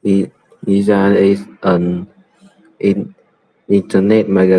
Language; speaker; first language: English; non-native, learner; Vietnamese